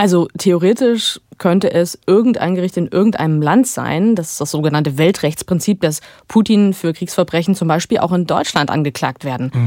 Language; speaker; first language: German; native; German